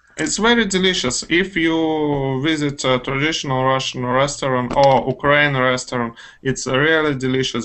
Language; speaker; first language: English; non-native, fluent; Russian